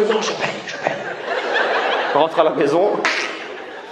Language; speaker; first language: French; native; French